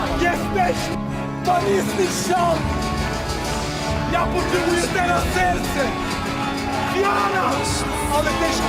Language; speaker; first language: Polish; non-native, fluent; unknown